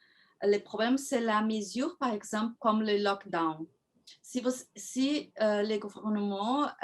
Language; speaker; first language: French; non-native, fluent; Portuguese